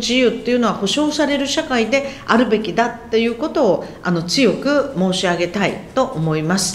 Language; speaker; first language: Japanese; native; Japanese